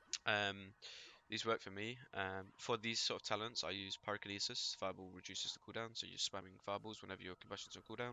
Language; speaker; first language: English; native; English